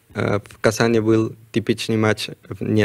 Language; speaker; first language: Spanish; non-native, fluent; Russian